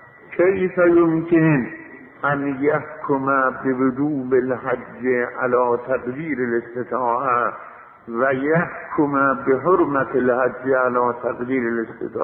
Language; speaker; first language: Arabic; non-native, fluent; Azerbaijani